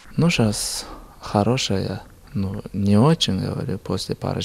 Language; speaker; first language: Russian; non-native, learner; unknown